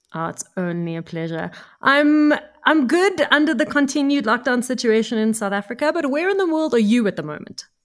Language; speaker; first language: English; native; English